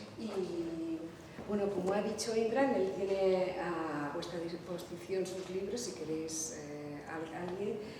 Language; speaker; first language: Spanish; native; Spanish